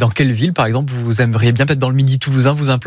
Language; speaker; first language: French; native; French